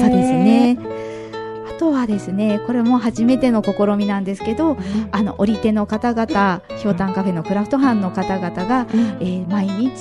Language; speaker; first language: Japanese; native; Japanese